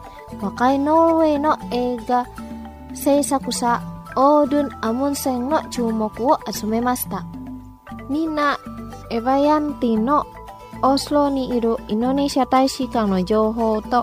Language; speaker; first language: Japanese; non-native, fluent; Indonesian